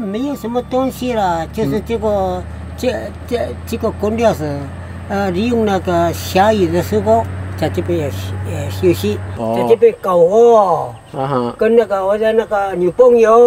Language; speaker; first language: Chinese; non-native, local second language; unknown